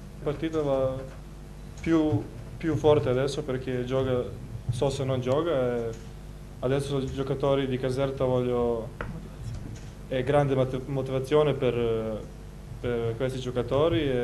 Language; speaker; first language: Italian; non-native, learner; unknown